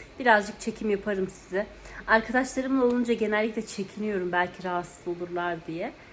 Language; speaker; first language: Turkish; early bilingual, heritage; Turkish